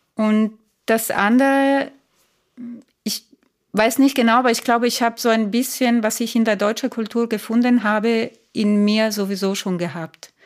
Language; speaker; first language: German; non-native, fluent; Spanish